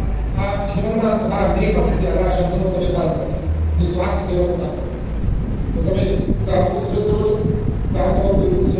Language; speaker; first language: Hindi; non-native, local second language; Gujarati